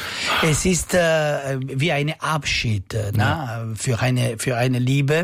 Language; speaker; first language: German; non-native, local second language; Italian